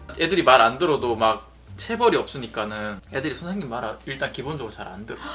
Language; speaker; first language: Korean; native; Korean